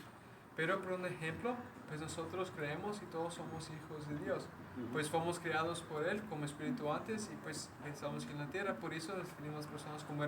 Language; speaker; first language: Spanish; native; Spanish